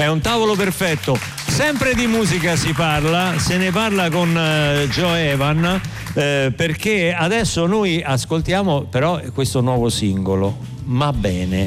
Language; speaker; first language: Italian; native; Italian